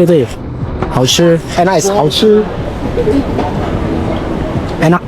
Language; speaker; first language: Chinese; non-native, learner; Indonesian